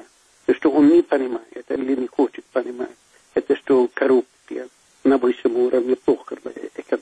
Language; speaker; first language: Russian; non-native, fluent; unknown